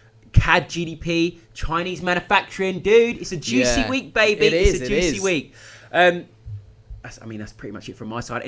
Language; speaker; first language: English; native; English